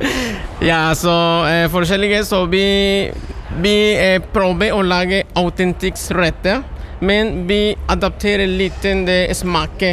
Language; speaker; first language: Norwegian; non-native, learner; Spanish